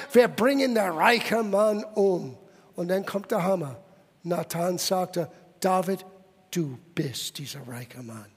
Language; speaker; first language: German; non-native, fluent; English